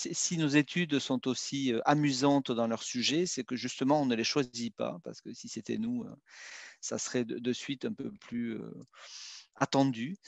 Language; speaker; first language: French; native; French